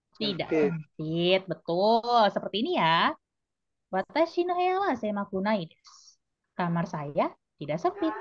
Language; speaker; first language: Indonesian; native; Indonesian